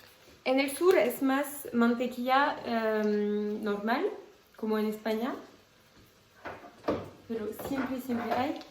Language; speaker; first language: Spanish; non-native, fluent; French